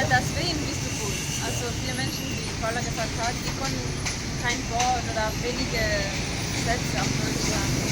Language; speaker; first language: German; non-native, fluent; French